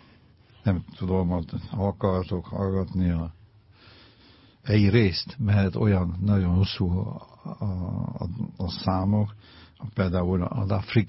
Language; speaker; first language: Hungarian; non-native, fluent; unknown